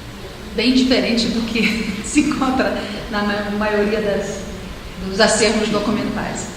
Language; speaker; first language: Portuguese; non-native, fluent; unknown